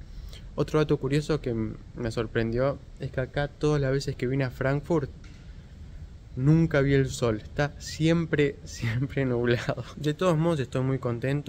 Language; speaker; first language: Spanish; native; Spanish